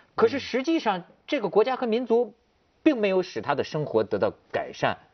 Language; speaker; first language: Chinese; native; Chinese